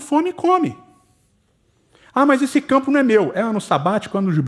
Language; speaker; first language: Portuguese; native; Portuguese